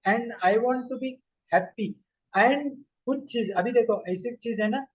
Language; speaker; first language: Hindi; non-native, local second language; Marathi